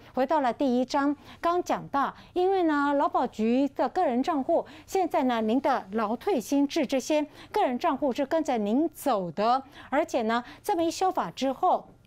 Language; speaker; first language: Chinese; native; Chinese